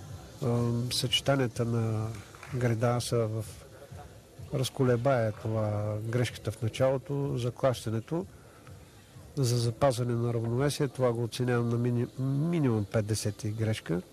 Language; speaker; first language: Bulgarian; native; Bulgarian